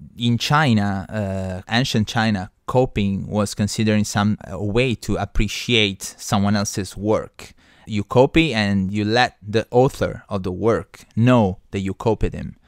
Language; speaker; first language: English; non-native, fluent; Italian